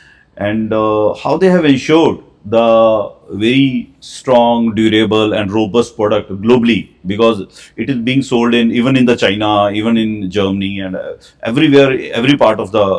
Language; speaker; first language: English; non-native, local second language; Hindi